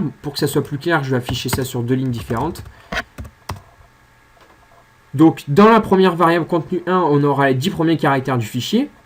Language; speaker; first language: French; native; French